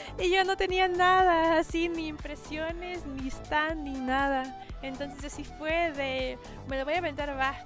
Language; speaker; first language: Spanish; early bilingual, heritage; Spanish